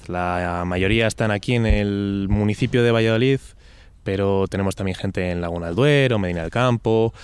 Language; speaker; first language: Spanish; native; Spanish